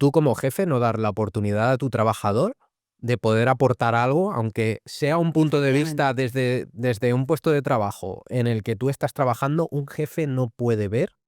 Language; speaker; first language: Spanish; native; Spanish